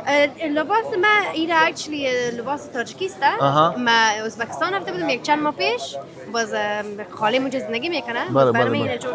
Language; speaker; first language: Persian; early bilingual, heritage; Persian